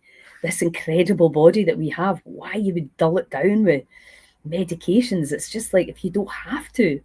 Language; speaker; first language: English; native; English